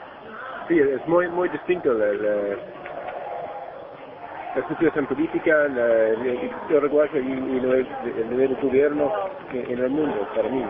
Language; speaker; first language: Spanish; non-native, learner; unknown